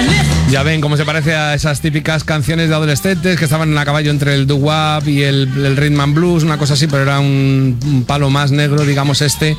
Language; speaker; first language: Spanish; native; Spanish